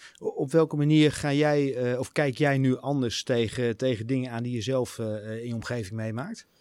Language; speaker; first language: Dutch; native; Dutch